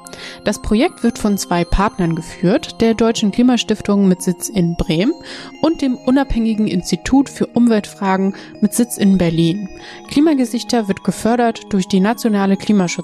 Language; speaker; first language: German; native; German